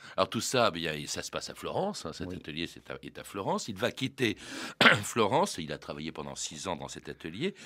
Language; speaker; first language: French; native; French